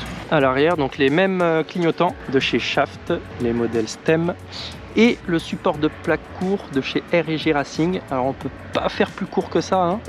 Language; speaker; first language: French; native; French